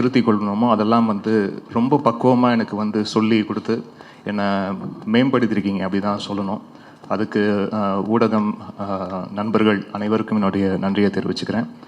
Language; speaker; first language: Tamil; native; Tamil